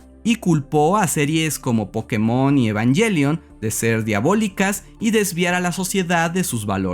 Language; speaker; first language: Spanish; native; Spanish